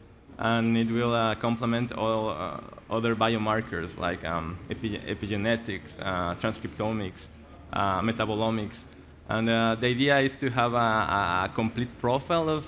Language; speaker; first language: English; non-native, fluent; Spanish